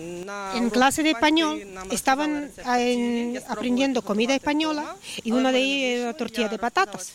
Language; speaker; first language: Spanish; non-native, fluent; Ukrainian